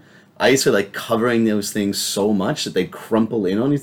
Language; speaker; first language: English; native; English